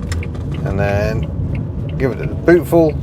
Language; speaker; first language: English; native; English